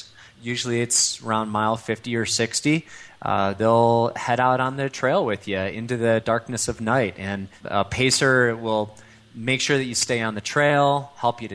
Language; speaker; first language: English; native; English